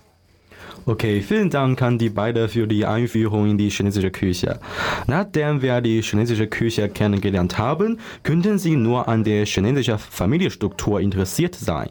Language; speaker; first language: German; non-native, learner; Chinese